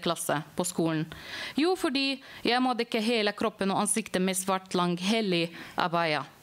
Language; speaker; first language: Norwegian; non-native, fluent; Arabic